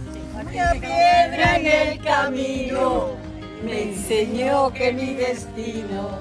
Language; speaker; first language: Spanish; native; Spanish